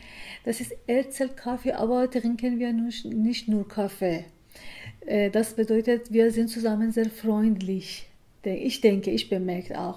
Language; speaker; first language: German; non-native, learner; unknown